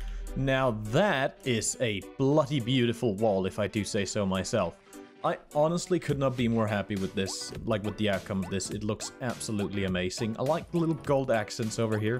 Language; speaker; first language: English; native; English